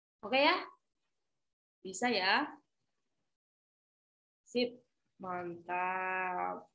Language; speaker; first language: Indonesian; native; Indonesian